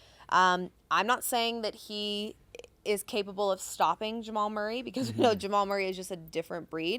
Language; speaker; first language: English; native; English